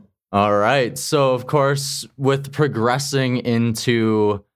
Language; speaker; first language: English; native; English